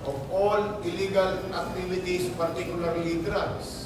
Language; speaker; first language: English; non-native, local second language; Filipino